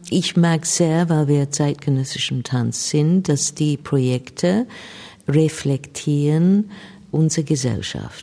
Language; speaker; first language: German; non-native, fluent; English